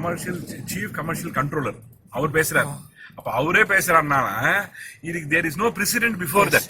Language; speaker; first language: Tamil; native; Tamil